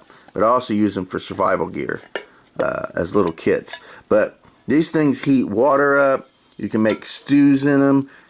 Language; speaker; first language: English; native; English